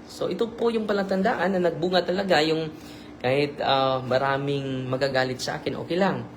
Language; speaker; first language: Filipino; native; Filipino